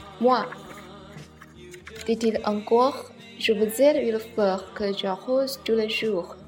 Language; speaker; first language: French; non-native, learner; Chinese